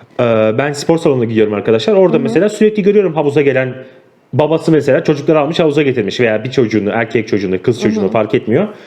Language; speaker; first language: Turkish; native; Turkish